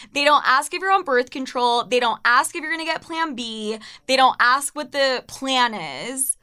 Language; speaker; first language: English; native; English